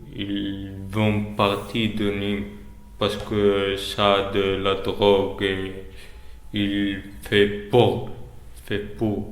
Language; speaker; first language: French; non-native, learner; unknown